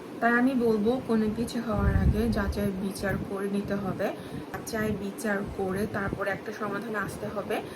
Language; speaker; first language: Bangla; non-native, local second language; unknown